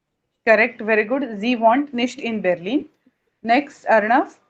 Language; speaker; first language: German; non-native, fluent; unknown